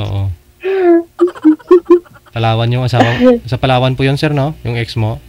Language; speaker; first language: Filipino; native; Filipino